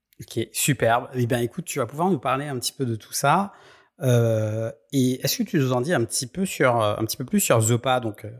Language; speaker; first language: French; native; French